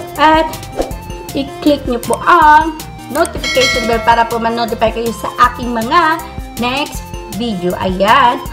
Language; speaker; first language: Filipino; non-native, local second language; Cebuano